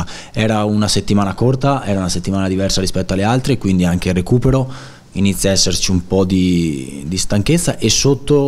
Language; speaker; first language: Italian; native; Italian